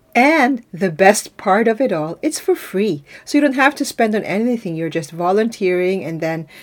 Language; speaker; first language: English; non-native, local second language; Filipino